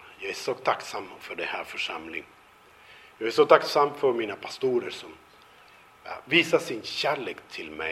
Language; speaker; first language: Swedish; non-native, fluent; Spanish